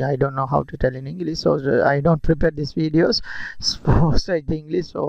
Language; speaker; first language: English; non-native, local second language; Tamil